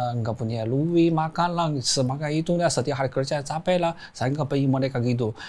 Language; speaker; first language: Indonesian; non-native, learner; Chinese